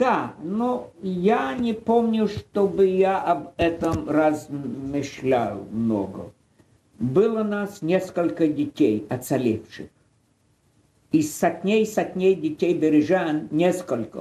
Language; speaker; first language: Russian; non-native, fluent; Polish